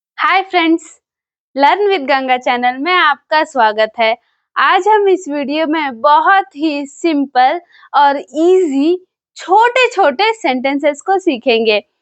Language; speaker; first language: Hindi; non-native, local second language; Kannada